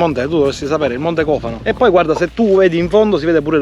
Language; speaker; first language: Italian; native; Italian